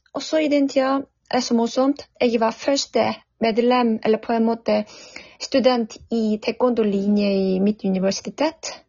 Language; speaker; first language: Norwegian; non-native, fluent; Korean